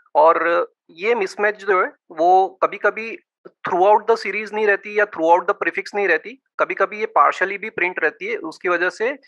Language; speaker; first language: Hindi; non-native, local second language; Gujarati